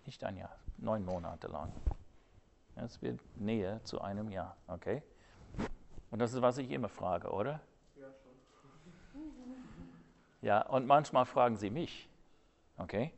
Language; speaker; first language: German; non-native, fluent; English